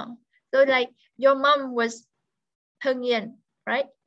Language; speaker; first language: English; non-native, fluent; Vietnamese